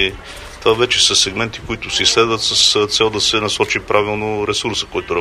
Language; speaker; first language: Bulgarian; native; Bulgarian